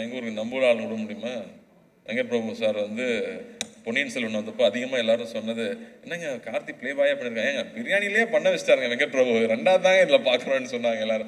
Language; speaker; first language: Tamil; native; Tamil